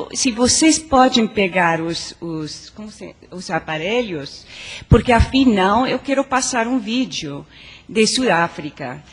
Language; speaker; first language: Portuguese; non-native, learner; English